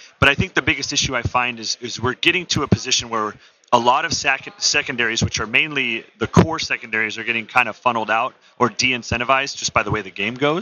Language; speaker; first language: English; native; English